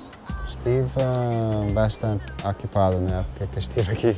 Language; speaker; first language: Portuguese; non-native, fluent; English